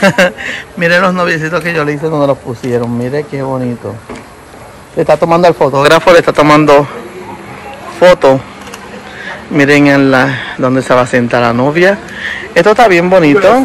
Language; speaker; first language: Spanish; native; Spanish